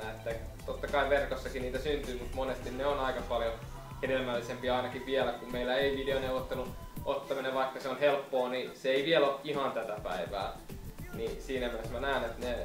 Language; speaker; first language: Finnish; native; Finnish